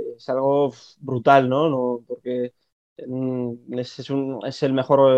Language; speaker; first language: Spanish; native; Spanish